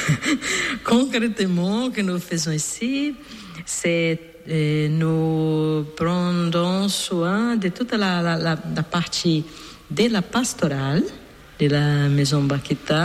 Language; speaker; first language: French; non-native, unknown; Portuguese